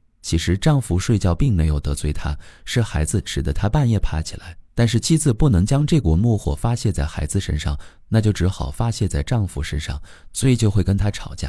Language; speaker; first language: Chinese; native; Chinese